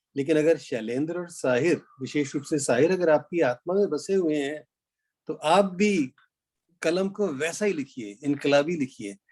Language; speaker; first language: Hindi; native; Hindi